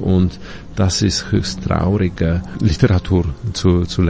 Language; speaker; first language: German; non-native, fluent; Polish